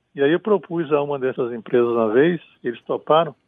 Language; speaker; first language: Portuguese; native; Portuguese